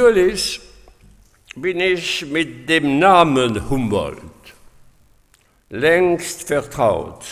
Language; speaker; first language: German; non-native, fluent; French